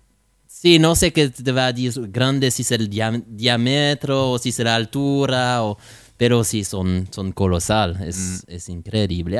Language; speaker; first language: Spanish; non-native, learner; French